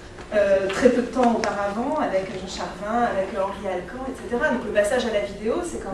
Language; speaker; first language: French; native; French